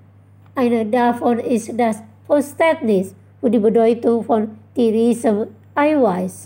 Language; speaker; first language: German; non-native, fluent; Indonesian